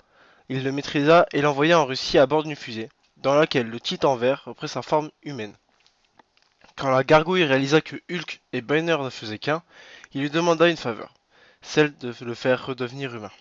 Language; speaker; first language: French; native; French